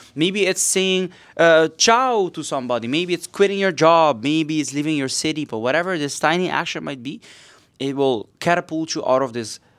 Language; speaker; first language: English; non-native, fluent; Papiamento